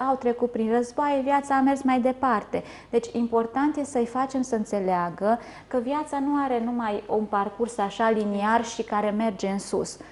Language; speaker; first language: Romanian; native; Romanian